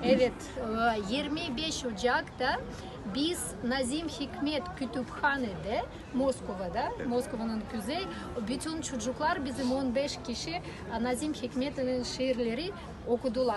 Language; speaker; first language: Turkish; non-native, learner; Russian